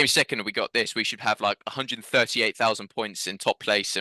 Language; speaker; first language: English; native; English